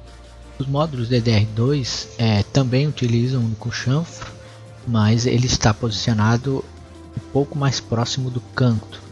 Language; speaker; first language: Portuguese; native; Portuguese